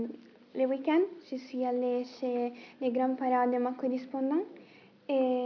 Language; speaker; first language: French; non-native, learner; Italian